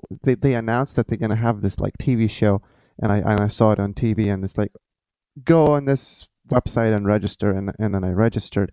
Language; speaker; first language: English; non-native, fluent; Lithuanian